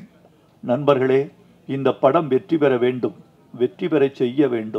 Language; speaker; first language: Tamil; native; Tamil